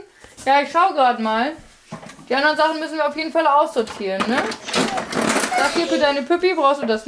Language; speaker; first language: German; native; German